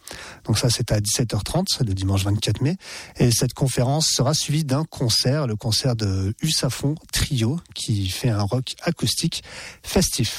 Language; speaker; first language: French; native; French